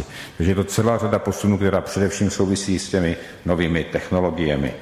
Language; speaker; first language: Czech; native; Czech